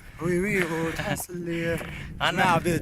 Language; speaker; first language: Arabic; native; Arabic